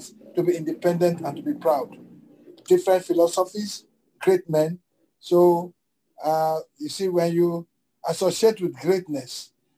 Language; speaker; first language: English; native; English